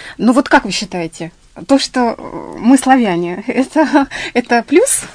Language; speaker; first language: Russian; native; Russian